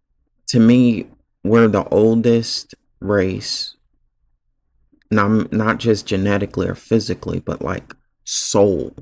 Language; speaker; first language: English; native; English